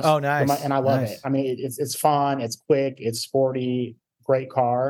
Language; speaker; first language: English; native; English